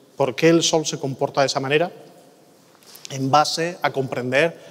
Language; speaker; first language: Spanish; native; Spanish